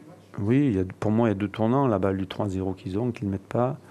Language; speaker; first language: French; native; French